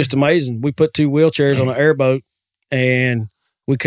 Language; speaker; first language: English; native; English